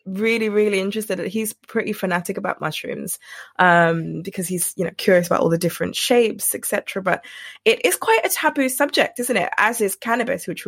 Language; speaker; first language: English; native; English